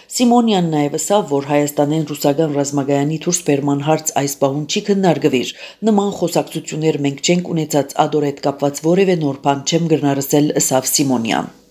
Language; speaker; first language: Armenian; early bilingual, heritage; Armenian